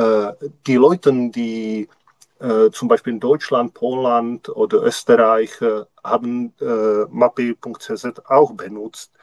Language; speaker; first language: German; non-native, learner; Czech